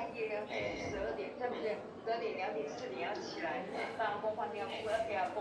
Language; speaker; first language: Chinese; native; Chinese